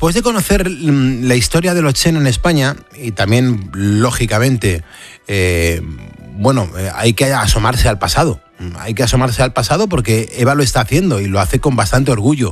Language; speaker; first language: Spanish; native; Spanish